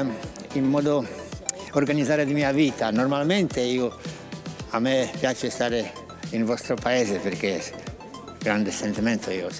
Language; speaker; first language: Italian; non-native, learner; Czech